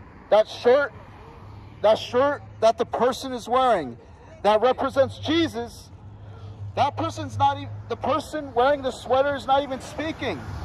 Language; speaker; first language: English; native; English